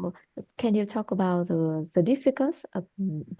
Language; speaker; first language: English; non-native, learner; Vietnamese